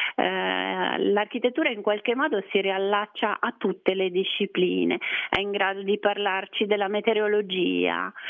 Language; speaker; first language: Italian; native; Italian